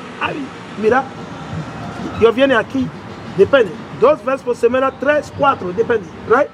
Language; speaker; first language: Spanish; non-native, learner; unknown